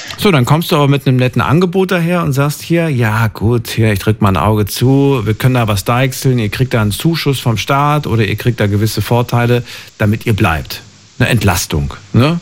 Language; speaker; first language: German; native; German